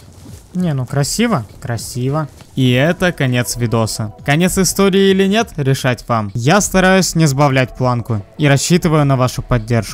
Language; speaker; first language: Russian; native; Russian